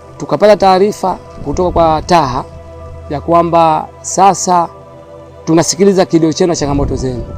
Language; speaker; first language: Swahili; native; Swahili